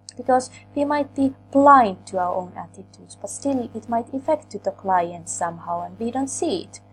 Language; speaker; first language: English; non-native, fluent; Finnish